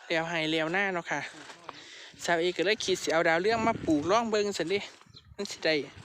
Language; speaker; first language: Thai; native; Thai